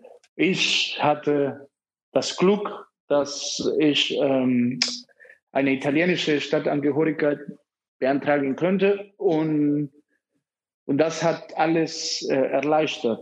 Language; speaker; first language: German; non-native, fluent; Spanish